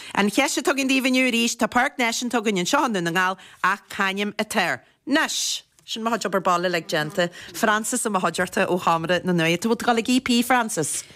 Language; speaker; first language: Irish; native; Irish